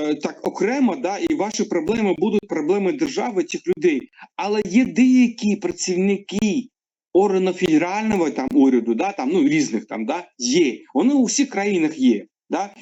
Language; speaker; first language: Ukrainian; non-native, local second language; Russian